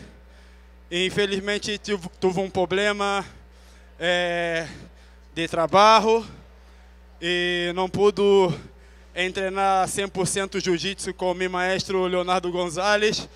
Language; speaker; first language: Spanish; non-native, fluent; Portuguese